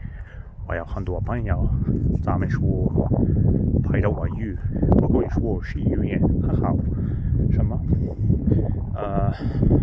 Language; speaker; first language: German; non-native, learner; Arabic